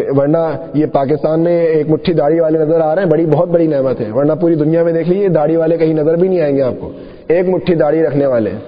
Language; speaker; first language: Urdu; non-native, local second language; Sindhi